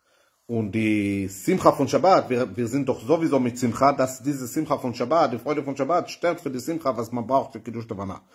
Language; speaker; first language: German; non-native, fluent; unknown